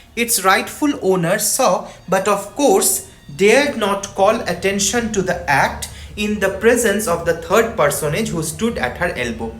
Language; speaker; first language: English; non-native, local second language; Bangla